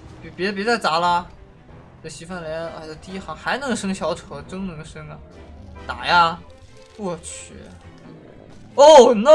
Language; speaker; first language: Chinese; native; Chinese